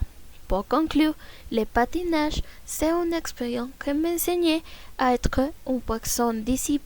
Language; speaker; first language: French; non-native, learner; Spanish